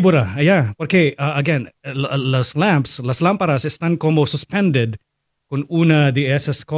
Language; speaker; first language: Spanish; non-native, fluent; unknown